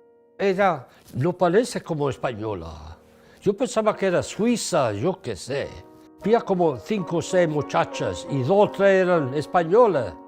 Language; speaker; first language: Spanish; early bilingual, heritage; English